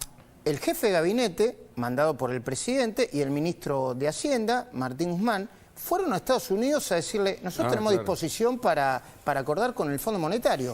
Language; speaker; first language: Spanish; native; Spanish